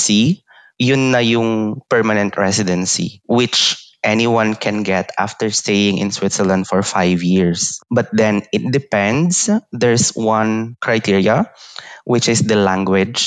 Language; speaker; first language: English; non-native, local second language; Iloko